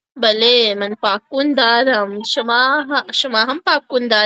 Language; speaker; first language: Persian; non-native, learner; Urdu